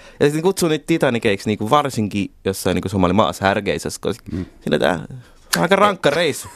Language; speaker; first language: Finnish; early bilingual, other home language; Somali